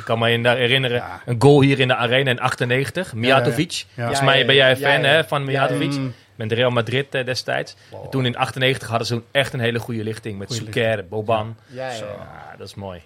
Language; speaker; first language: Dutch; native; Dutch